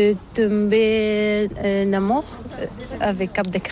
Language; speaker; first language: French; non-native, learner; Bulgarian